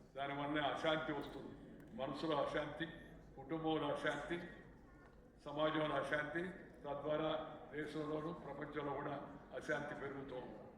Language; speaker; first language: Telugu; native; Telugu